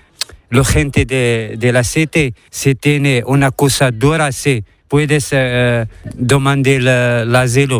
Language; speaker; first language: Spanish; non-native, learner; Arabic